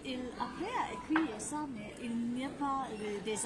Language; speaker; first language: French; non-native, learner; English